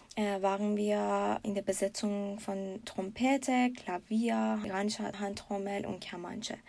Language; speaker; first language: German; non-native, learner; Persian